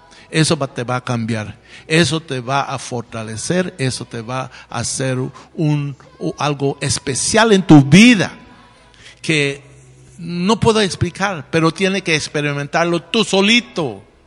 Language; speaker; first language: Spanish; non-native, fluent; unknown